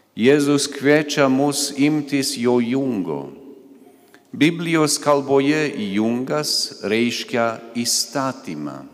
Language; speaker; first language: Lithuanian; non-native, fluent; Croatian